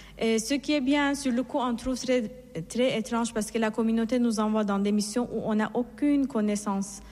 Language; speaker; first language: French; non-native, fluent; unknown